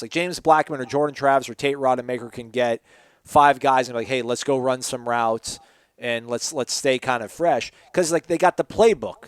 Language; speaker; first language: English; native; English